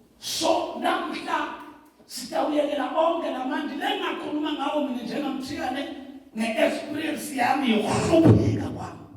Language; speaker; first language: Zulu; non-native, local second language; Swati